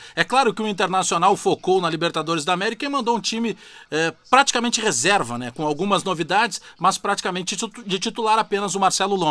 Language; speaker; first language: Portuguese; native; Portuguese